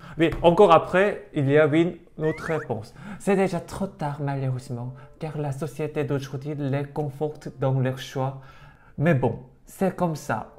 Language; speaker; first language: French; non-native, learner; Korean